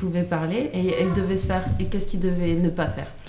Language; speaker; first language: French; native; French